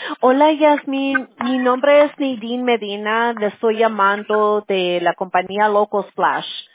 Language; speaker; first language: Spanish; early bilingual, heritage; Spanish